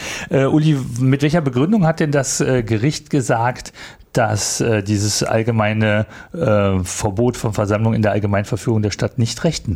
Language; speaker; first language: German; native; German